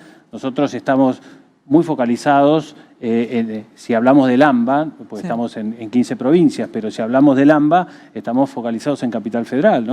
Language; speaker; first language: Spanish; native; Spanish